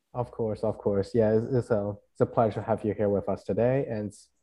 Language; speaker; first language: English; non-native, fluent; Chinese